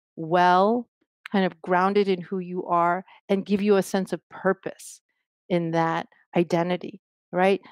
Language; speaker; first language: English; native; English